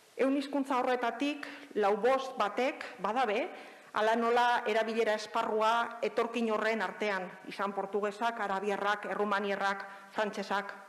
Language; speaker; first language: Basque; native; Basque